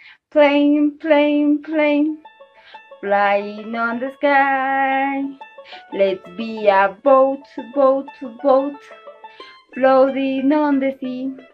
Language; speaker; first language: English; non-native, fluent; Spanish